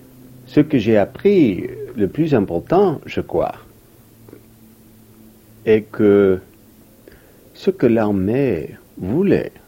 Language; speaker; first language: French; non-native, fluent; English